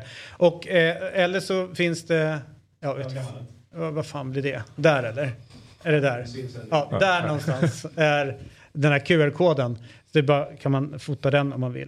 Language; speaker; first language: Swedish; native; Swedish